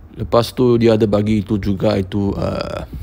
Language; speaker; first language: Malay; non-native, local second language; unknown